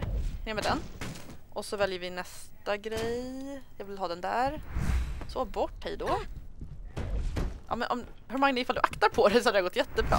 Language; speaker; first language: Swedish; native; Swedish